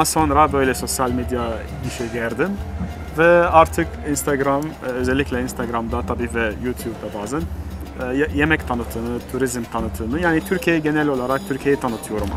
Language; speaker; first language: Turkish; non-native, learner; Arabic